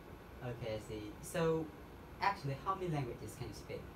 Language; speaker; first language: English; non-native, fluent; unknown